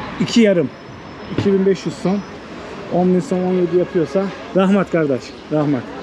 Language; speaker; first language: Turkish; native; Turkish